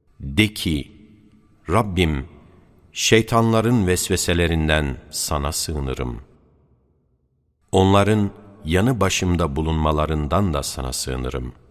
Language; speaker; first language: Turkish; native; Turkish